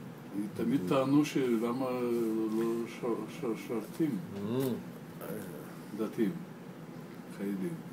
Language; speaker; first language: Hebrew; non-native, learner; Russian